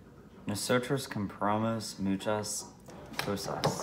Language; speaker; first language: Spanish; non-native, learner; English